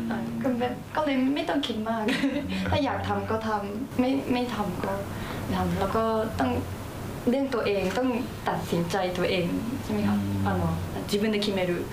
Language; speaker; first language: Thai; early bilingual, heritage; Japanese